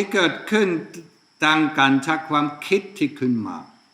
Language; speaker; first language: Thai; non-native, fluent; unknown